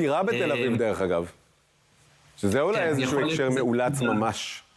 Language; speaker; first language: Hebrew; native; Hebrew